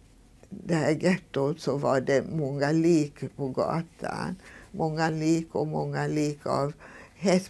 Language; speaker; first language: Swedish; non-native, fluent; Hungarian